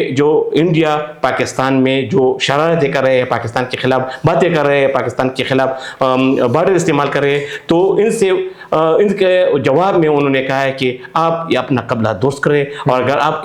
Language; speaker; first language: Urdu; non-native, local second language; Pashto